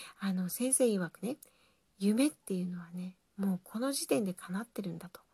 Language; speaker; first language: Japanese; native; Japanese